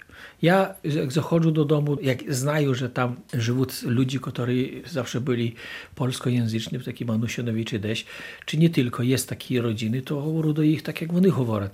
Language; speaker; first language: Polish; non-native, local second language; Ukrainian